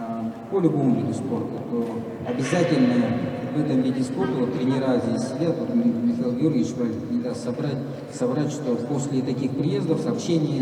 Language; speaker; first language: Russian; native; Russian